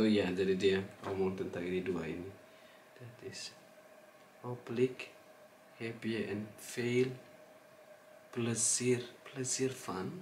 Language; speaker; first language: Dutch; non-native, learner; Indonesian